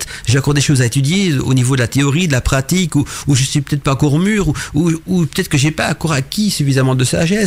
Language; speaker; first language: French; native; French